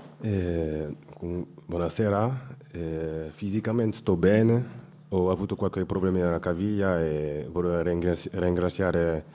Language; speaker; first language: Italian; non-native, fluent; French